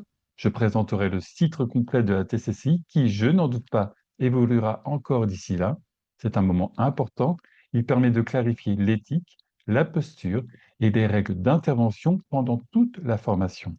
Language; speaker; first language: French; native; French